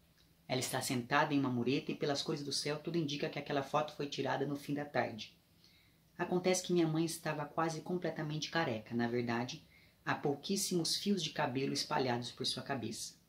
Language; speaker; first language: Portuguese; native; Portuguese